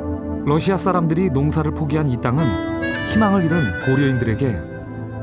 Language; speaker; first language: Korean; native; Korean